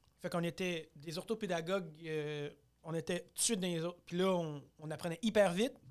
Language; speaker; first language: French; early bilingual, other home language; Arabic